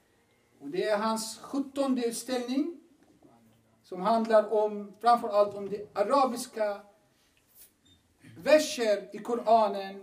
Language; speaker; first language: Swedish; non-native, fluent; Arabic